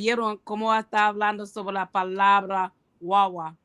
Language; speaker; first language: Spanish; non-native, learner; English